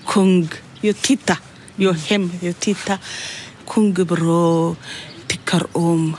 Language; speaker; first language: Swedish; non-native, learner; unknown